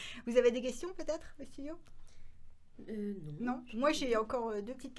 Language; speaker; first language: French; native; French